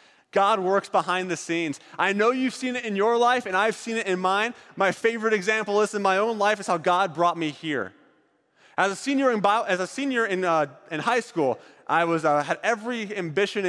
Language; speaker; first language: English; native; English